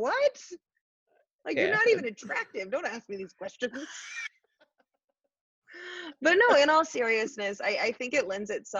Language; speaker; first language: English; native; English